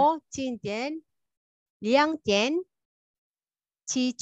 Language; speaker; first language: Chinese; non-native, learner; Malay